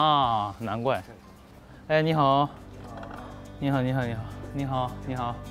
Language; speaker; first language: Chinese; non-native, fluent; Japanese